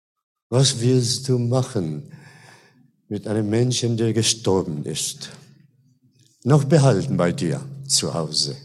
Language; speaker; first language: German; non-native, fluent; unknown